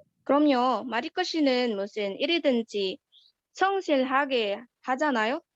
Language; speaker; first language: Korean; non-native, learner; Indonesian